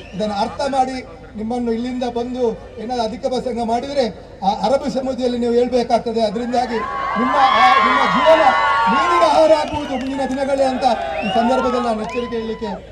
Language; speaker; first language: Kannada; non-native, local second language; Tulu